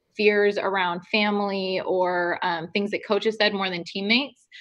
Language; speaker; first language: English; native; English